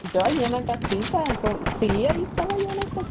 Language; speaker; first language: Spanish; early bilingual, heritage; Spanish